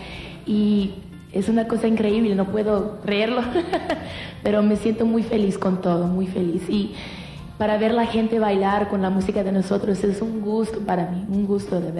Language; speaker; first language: Spanish; early bilingual, heritage; English